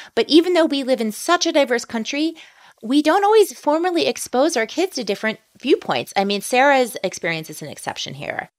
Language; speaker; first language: English; native; English